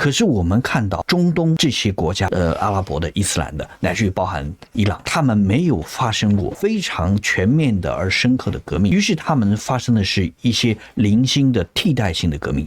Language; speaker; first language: Chinese; native; Chinese